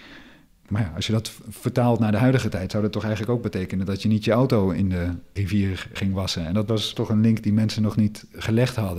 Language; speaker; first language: Dutch; native; Dutch